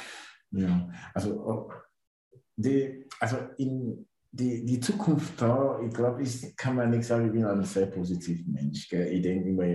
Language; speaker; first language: German; non-native, learner; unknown